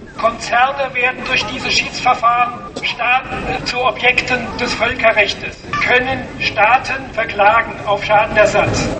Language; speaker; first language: German; native; German